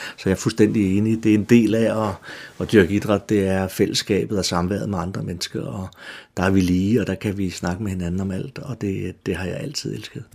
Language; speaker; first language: Danish; native; Danish